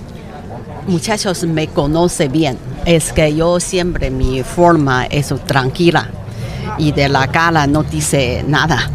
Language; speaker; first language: Spanish; non-native, learner; Chinese